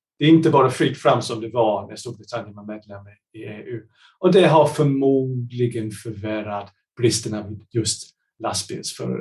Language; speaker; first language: Swedish; non-native, fluent; English